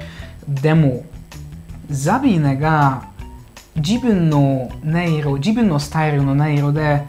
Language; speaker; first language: Japanese; non-native, fluent; Hungarian